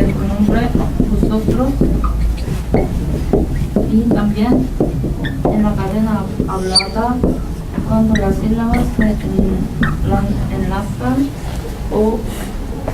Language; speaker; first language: Spanish; non-native, learner; Korean